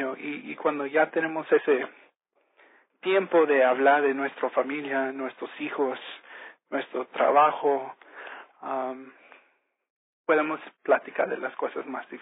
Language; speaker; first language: Spanish; early bilingual, heritage; Spanish